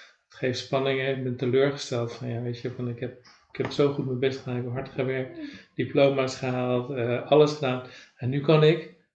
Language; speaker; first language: Dutch; native; Dutch